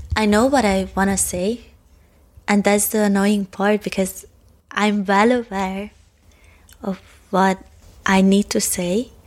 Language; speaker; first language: English; non-native, fluent; Hungarian